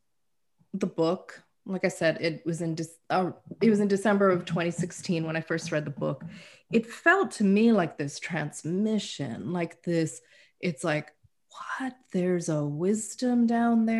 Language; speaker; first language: English; native; English